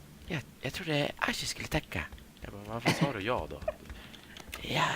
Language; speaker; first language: Swedish; native; Swedish